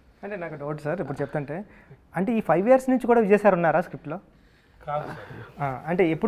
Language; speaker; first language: Telugu; native; Telugu